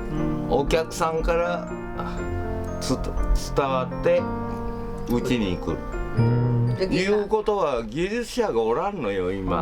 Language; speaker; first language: Japanese; native; Japanese